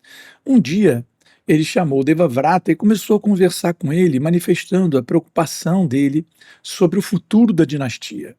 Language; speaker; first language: Portuguese; native; Portuguese